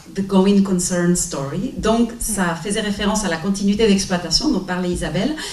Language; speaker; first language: French; non-native, fluent; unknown